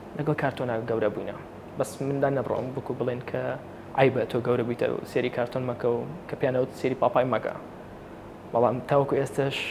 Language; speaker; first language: Central Kurdish; native; Central Kurdish